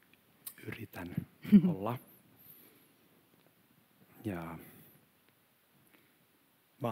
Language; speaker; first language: Finnish; non-native, fluent; Swedish